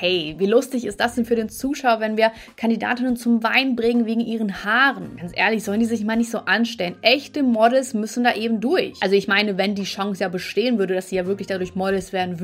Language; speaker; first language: German; native; German